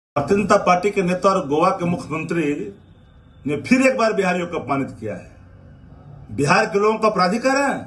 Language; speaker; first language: Hindi; native; Hindi